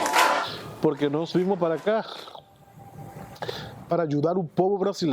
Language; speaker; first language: Portuguese; non-native, fluent; Spanish